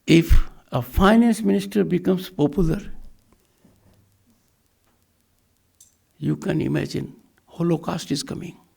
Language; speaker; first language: English; non-native, local second language; Hindi